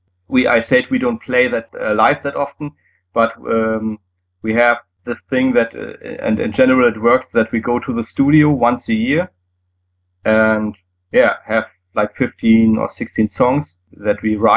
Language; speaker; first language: English; non-native, fluent; German